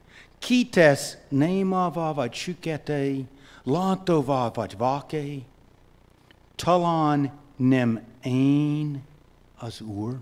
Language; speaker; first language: Hungarian; non-native, fluent; English